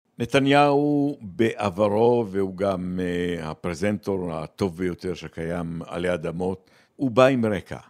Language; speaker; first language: Hebrew; native; Hebrew